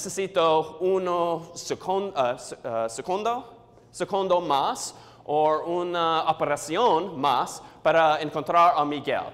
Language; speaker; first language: Spanish; non-native, learner; English